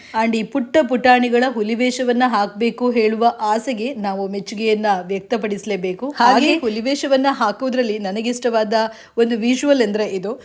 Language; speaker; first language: Kannada; non-native, local second language; Konkani